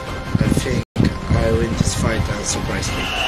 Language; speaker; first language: English; non-native, learner; Polish